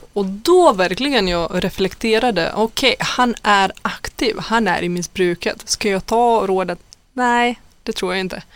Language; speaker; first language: Swedish; non-native, fluent; Lithuanian